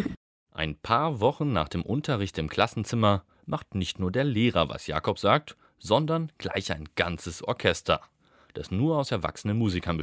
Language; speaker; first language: German; native; German